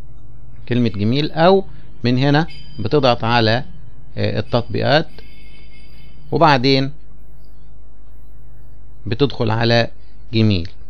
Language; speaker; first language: Arabic; native; Arabic